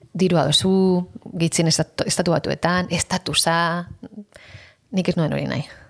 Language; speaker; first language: Basque; non-native, local second language; Spanish